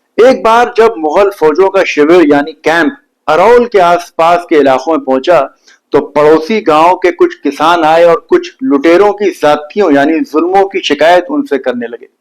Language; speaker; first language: Urdu; native; Urdu